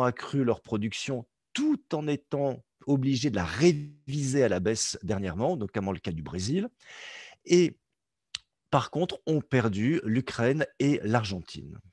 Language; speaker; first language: French; native; French